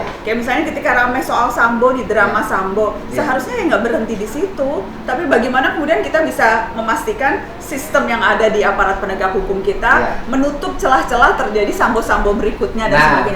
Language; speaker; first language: Indonesian; native; Indonesian